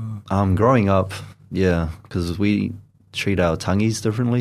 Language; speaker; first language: English; native; English